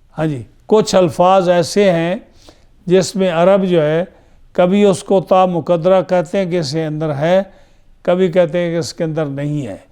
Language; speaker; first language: Urdu; non-native, local second language; Punjabi